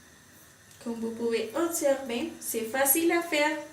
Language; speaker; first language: French; non-native, learner; Spanish